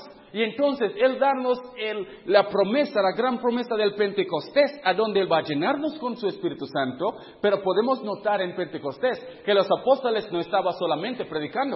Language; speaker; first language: Spanish; non-native, fluent; English